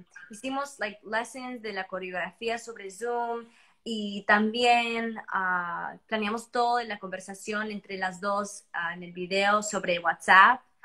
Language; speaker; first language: Spanish; early bilingual, heritage; Spanish